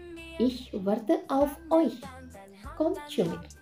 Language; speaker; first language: German; non-native, fluent; Indonesian